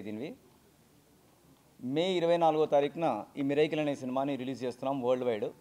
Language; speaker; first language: Telugu; native; Telugu